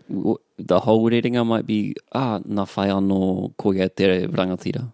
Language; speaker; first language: Māori; non-native, learner; English